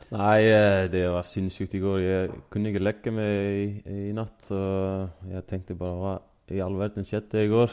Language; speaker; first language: Norwegian; non-native, fluent; Icelandic